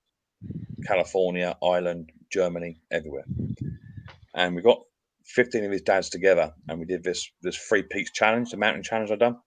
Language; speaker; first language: English; native; English